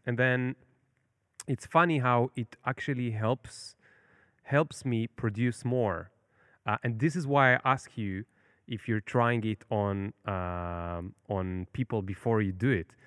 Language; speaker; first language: English; non-native, fluent; Hebrew